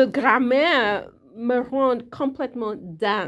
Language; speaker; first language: French; non-native, learner; English